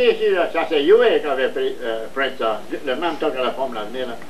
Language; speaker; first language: French; native; French